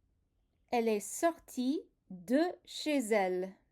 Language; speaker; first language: French; non-native, fluent; English